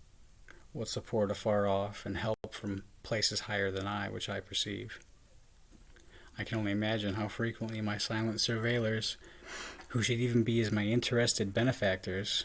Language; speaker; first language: English; native; English